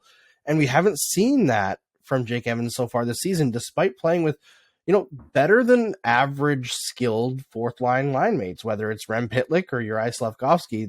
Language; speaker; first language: English; native; English